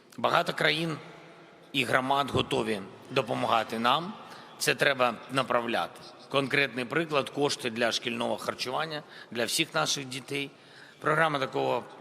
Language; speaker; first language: Ukrainian; non-native, local second language; Russian